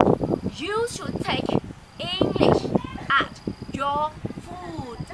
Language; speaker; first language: English; non-native, learner; Vietnamese